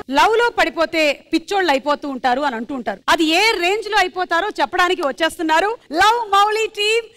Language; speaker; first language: Telugu; non-native, local second language; Malayalam